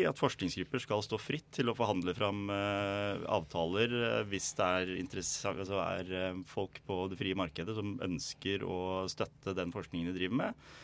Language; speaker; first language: Norwegian; native; Norwegian